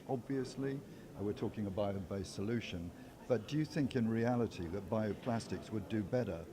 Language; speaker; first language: English; native; English